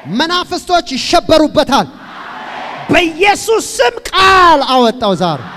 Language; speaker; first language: Amharic; native; Amharic